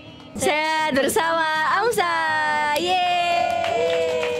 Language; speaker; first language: Indonesian; native; Indonesian